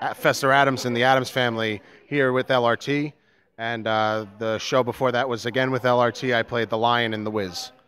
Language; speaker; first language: English; native; English